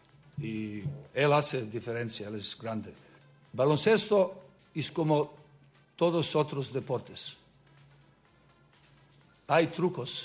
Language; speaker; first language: Spanish; non-native, learner; Serbian